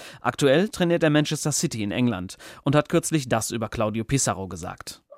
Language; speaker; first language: German; native; German